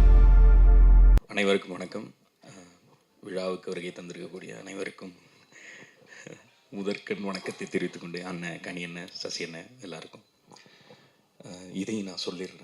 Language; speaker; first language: Tamil; native; Tamil